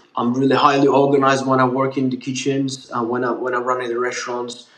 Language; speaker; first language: English; non-native, fluent; Turkish